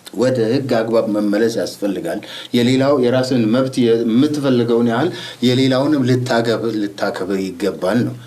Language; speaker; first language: Amharic; non-native, local second language; Oromo